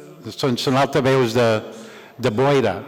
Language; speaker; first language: Catalan; non-native, learner; English